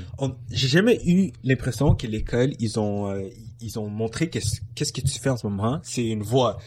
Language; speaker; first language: French; non-native, local second language; English